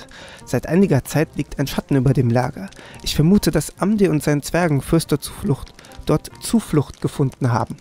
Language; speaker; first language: German; native; German